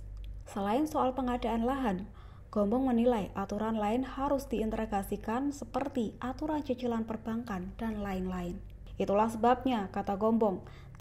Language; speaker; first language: Indonesian; native; Indonesian